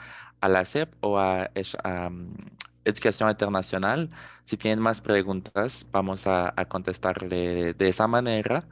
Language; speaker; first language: Spanish; non-native, fluent; French